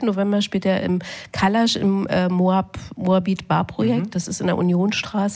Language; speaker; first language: German; native; German